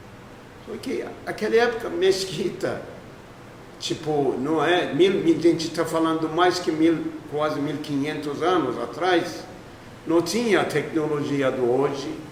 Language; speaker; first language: Portuguese; non-native, fluent; Turkish